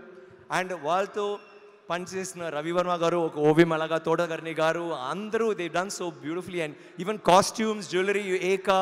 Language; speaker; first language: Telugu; non-native, learner; Tamil